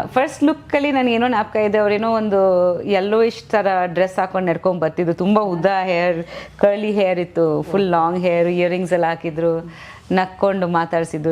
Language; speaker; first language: Kannada; non-native, fluent; Bangla